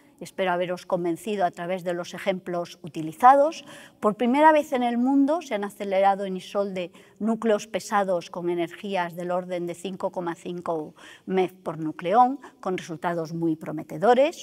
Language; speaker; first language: Spanish; native; Spanish